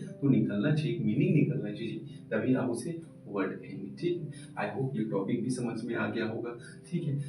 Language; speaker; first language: Hindi; native; Hindi